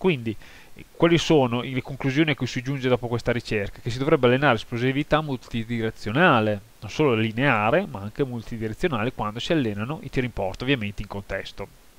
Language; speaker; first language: Italian; native; Italian